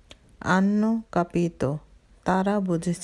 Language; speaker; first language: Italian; non-native, fluent; Bangla